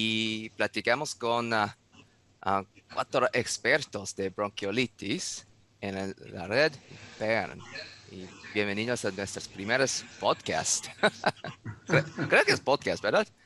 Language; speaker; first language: Spanish; non-native, learner; English